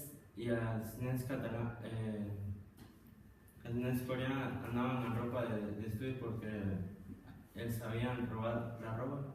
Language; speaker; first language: Catalan; non-native, learner; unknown